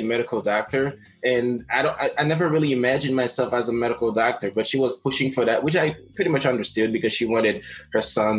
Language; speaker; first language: English; non-native, fluent; Haitian Creole